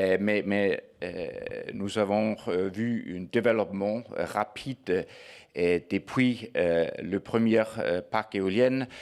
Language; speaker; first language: French; non-native, fluent; Danish